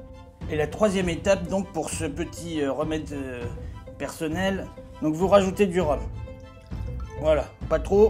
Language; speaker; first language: French; native; French